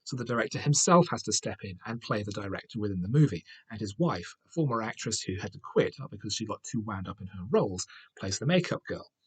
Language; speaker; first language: English; native; English